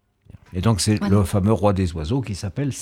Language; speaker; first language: French; native; French